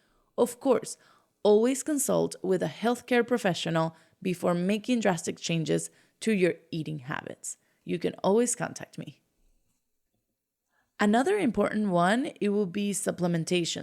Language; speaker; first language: English; non-native, fluent; Spanish